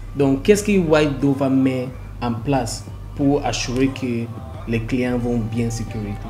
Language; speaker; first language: French; non-native, local second language; English